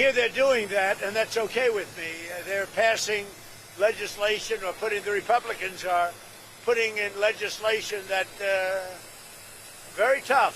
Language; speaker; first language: English; native; English